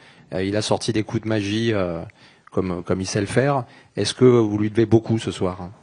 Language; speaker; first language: French; native; French